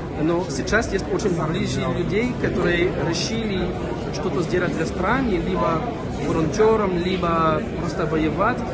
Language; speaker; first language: Russian; non-native, fluent; French